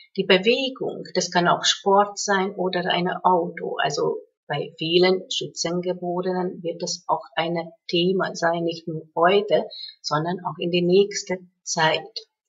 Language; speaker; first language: German; non-native, fluent; Hungarian